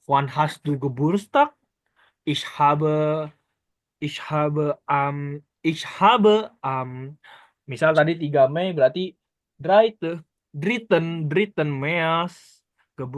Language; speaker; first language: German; non-native, learner; Indonesian